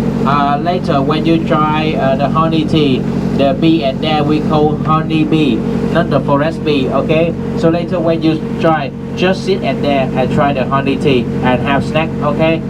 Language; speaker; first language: English; non-native, learner; Vietnamese